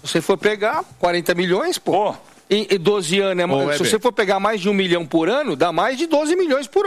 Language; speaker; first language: Portuguese; native; Portuguese